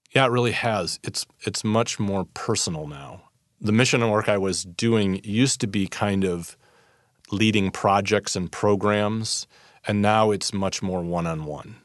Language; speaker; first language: English; native; English